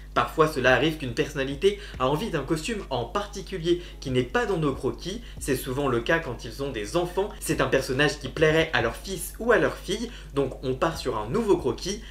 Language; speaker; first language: French; native; French